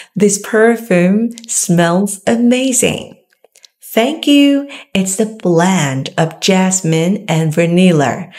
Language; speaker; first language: English; non-native, fluent; Vietnamese